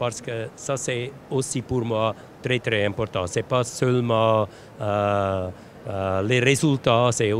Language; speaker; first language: French; non-native, local second language; German